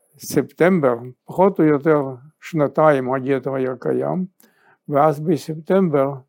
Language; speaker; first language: Hebrew; non-native, fluent; Yiddish